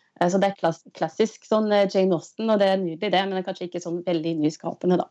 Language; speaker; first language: Norwegian; non-native, fluent; French